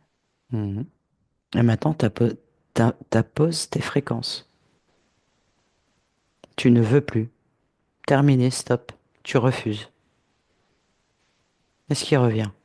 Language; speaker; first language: French; native; French